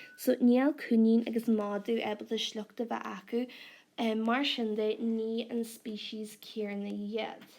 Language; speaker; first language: Irish; non-native, local second language; English